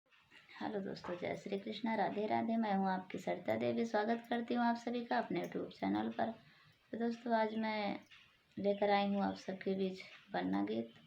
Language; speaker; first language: Hindi; native; Hindi